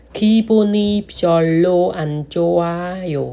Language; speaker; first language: Korean; non-native, learner; Khmer